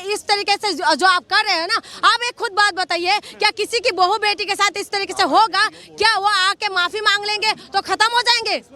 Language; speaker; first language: Hindi; non-native, local second language; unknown